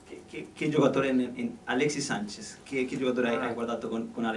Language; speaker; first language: Italian; non-native, learner; Spanish